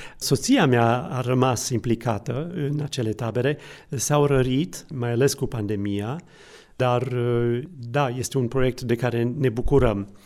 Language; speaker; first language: Romanian; non-native, fluent; English